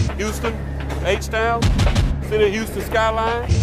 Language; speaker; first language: English; native; English